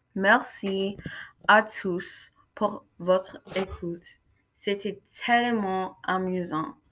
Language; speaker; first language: French; non-native, learner; English